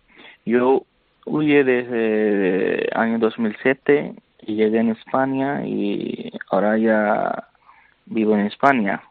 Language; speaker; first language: Spanish; non-native, learner; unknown